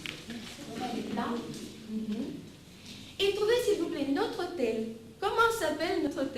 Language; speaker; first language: French; non-native, fluent; Russian